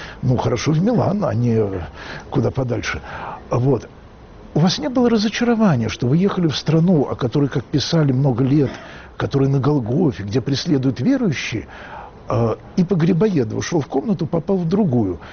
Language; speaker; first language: Russian; native; Russian